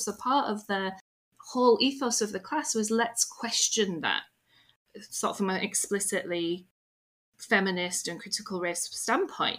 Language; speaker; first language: English; native; English